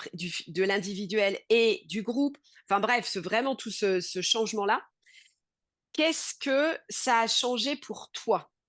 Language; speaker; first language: French; native; French